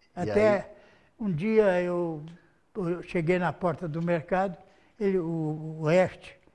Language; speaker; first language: Portuguese; native; Portuguese